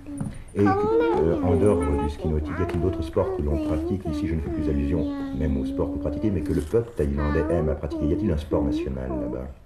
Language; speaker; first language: French; native; French